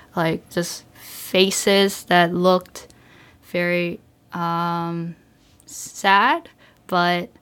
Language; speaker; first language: English; early bilingual, other home language; Korean